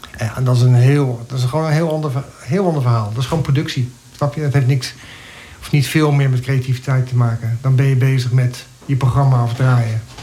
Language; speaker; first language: Dutch; native; Dutch